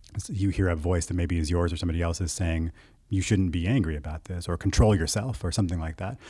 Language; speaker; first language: English; native; English